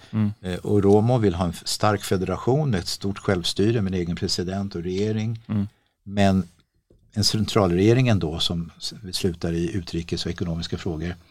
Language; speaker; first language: Swedish; native; Swedish